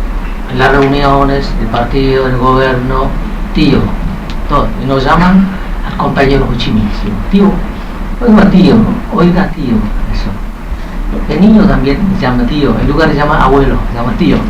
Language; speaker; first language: Spanish; non-native, fluent; Vietnamese